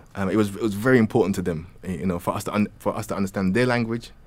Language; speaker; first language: English; native; English